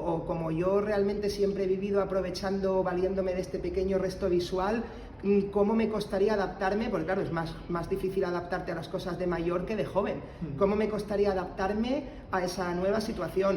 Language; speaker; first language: Spanish; native; Spanish